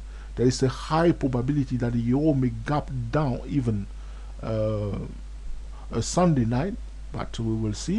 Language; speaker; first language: English; non-native, fluent; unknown